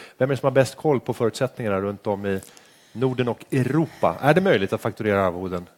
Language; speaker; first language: Swedish; native; Swedish